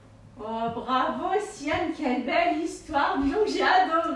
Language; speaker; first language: French; native; French